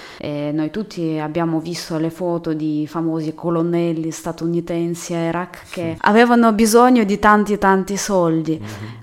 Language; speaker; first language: Italian; non-native, fluent; Russian